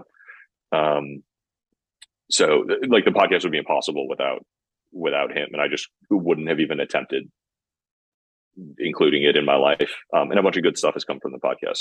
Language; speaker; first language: English; native; English